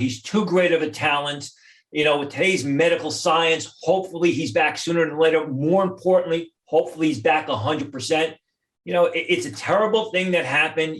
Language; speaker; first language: English; native; English